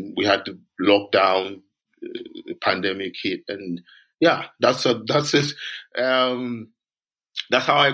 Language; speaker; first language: English; non-native, local second language; Yoruba